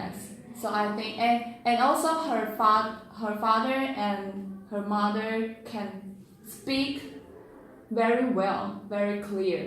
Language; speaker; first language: English; non-native, learner; Chinese